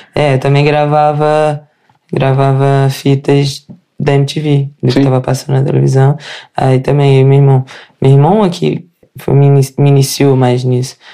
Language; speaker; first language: Portuguese; native; Portuguese